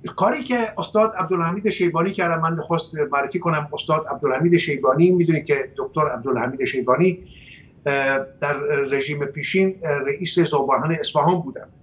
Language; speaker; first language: Persian; non-native, local second language; Assyrian Neo-Aramaic